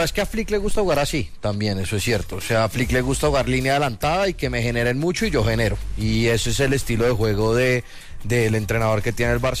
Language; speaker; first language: Spanish; native; Spanish